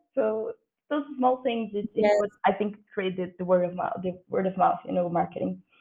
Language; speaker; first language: English; non-native, fluent; Portuguese